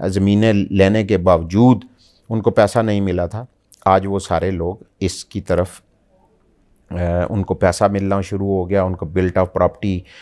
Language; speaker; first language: Urdu; native; Urdu